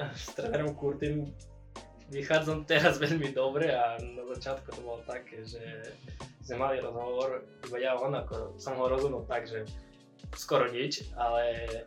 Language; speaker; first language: Slovak; non-native, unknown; Russian